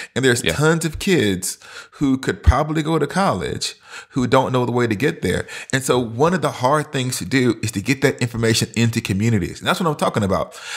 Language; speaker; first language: English; native; English